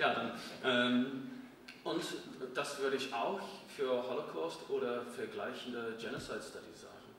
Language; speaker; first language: German; non-native, fluent; English